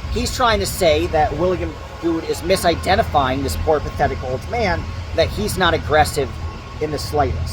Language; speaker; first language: English; native; English